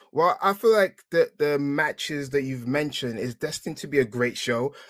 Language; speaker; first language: English; native; English